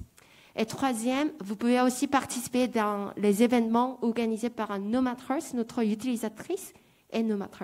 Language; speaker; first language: French; non-native, fluent; Korean